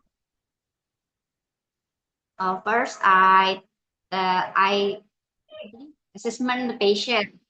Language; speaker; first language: English; non-native, learner; Indonesian